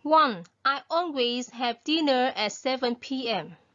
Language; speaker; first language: English; non-native, fluent; Vietnamese